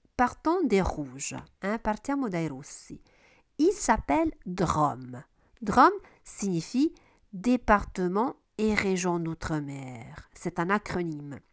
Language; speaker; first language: French; non-native, fluent; Italian